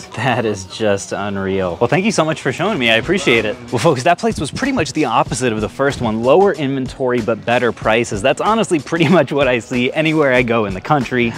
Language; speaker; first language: English; native; English